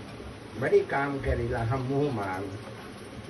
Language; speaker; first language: Dutch; non-native, local second language; Caribbean Hindustani